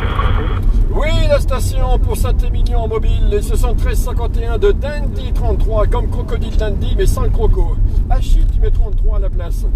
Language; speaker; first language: French; native; French